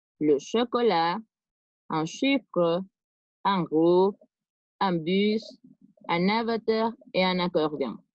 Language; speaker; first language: French; non-native, fluent; Spanish